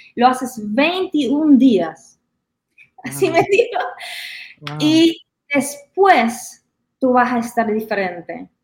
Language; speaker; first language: Spanish; non-native, fluent; German